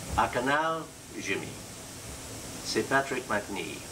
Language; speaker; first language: French; non-native, learner; English